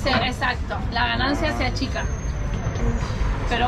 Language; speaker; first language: Spanish; native; Spanish